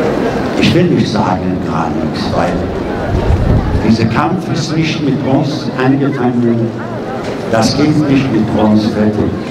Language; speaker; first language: German; non-native, learner; Persian